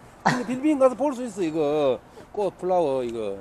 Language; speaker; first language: Korean; native; Korean